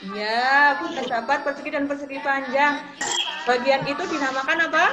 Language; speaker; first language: Indonesian; native; Indonesian